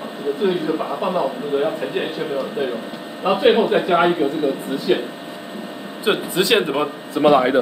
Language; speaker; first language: Chinese; native; Chinese